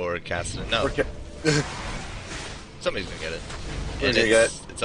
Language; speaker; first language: English; native; English